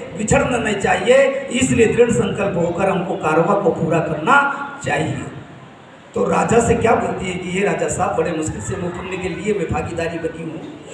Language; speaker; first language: Hindi; native; Hindi